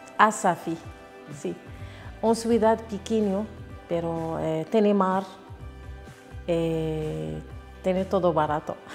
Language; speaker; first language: Spanish; non-native, learner; Arabic